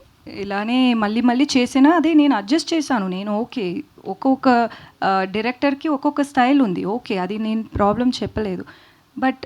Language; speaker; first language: Telugu; non-native, learner; Tamil